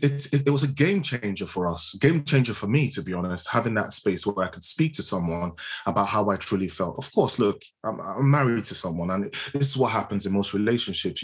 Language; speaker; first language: English; non-native, local second language; Yoruba